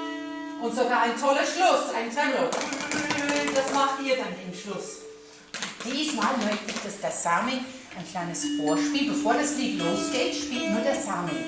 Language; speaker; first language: German; native; German